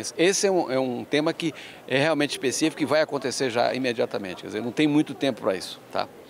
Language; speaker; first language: Portuguese; early bilingual, other home language; Spanish